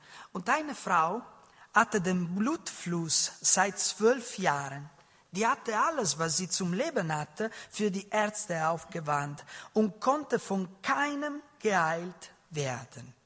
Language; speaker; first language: German; non-native, learner; Italian